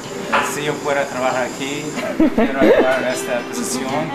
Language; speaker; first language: Spanish; non-native, learner; English